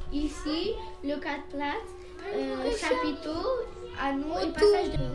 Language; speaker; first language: French; early bilingual, other home language; Romany